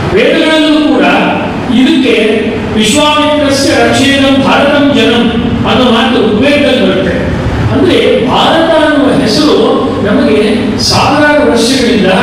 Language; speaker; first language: Kannada; native; Kannada